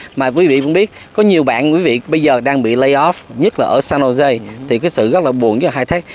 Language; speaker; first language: Vietnamese; early bilingual, other home language; English